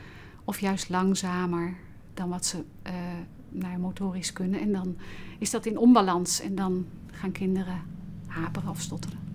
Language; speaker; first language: Dutch; native; Dutch